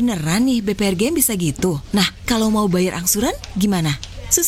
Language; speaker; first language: Indonesian; native; Indonesian